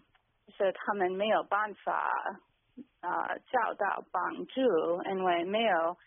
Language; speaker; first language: Chinese; early bilingual, heritage; Chinese